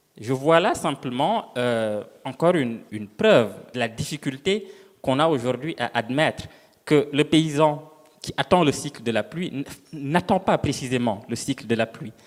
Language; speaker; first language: French; non-native, local second language; Serer